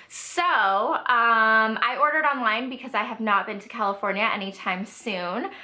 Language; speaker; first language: English; native; English